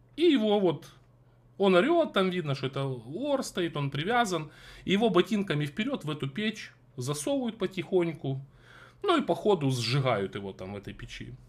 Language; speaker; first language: Russian; native; Russian